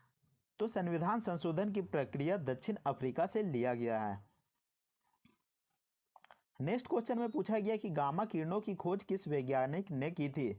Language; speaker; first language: Hindi; native; Hindi